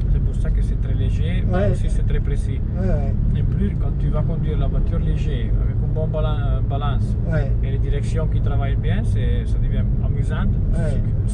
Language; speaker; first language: French; non-native, fluent; Italian